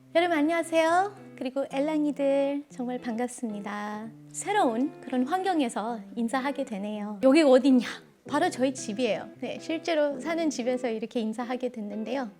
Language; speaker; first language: Korean; early bilingual, heritage; Korean